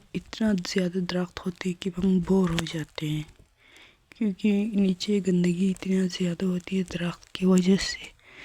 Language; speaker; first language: Urdu; non-native, local second language; Shina